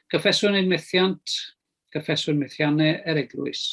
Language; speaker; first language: Welsh; native; Welsh